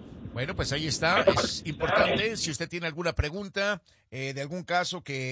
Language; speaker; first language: Spanish; native; Spanish